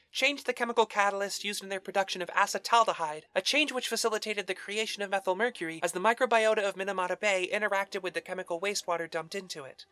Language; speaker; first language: English; native; English